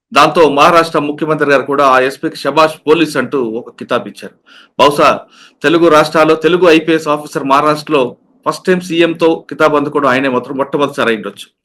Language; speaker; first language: Telugu; native; Telugu